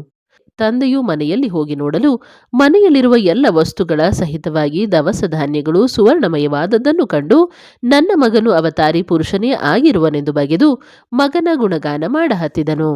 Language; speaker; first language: Kannada; native; Kannada